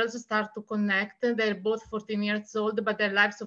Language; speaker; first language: English; non-native, fluent; Italian